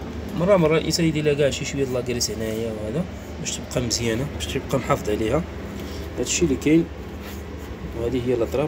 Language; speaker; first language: Arabic; native; Arabic